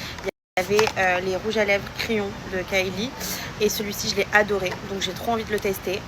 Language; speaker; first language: French; native; French